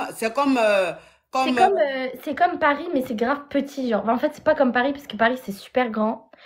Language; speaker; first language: French; native; French